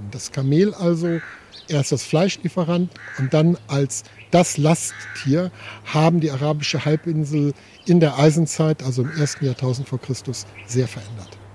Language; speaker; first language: German; native; German